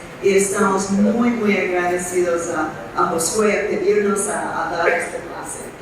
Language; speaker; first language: Spanish; non-native, fluent; English